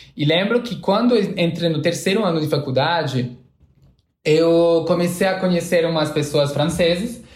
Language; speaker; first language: Portuguese; non-native, fluent; French